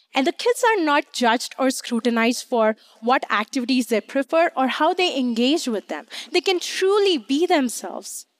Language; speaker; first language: English; non-native, local second language; Hindi